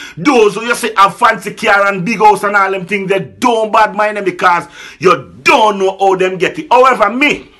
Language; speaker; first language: English; non-native, local second language; Jamaican Creole English